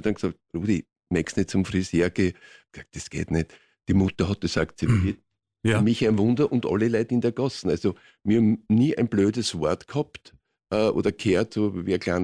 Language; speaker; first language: German; non-native, local second language; Croatian